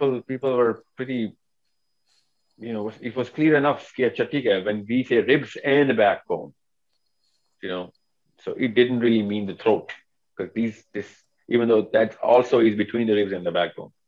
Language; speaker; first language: English; non-native, local second language; Urdu